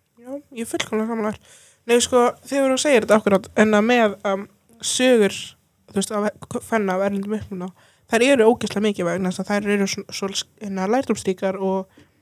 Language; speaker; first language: Icelandic; native; Icelandic